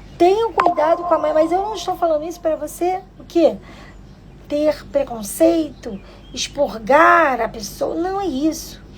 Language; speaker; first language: Portuguese; native; Portuguese